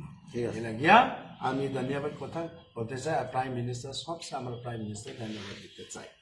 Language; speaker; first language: Bangla; non-native, local second language; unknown